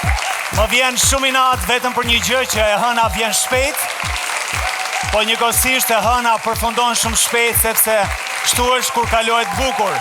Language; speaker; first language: Albanian; native; Albanian